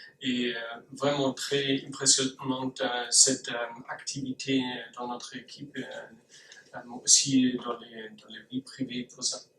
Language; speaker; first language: French; non-native, learner; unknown